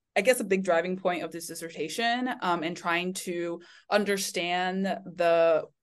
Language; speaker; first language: English; early bilingual, other home language; Chinese